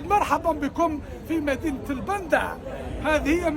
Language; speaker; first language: Arabic; native; Arabic